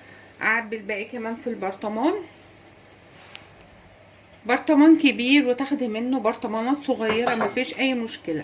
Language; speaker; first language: Arabic; native; Arabic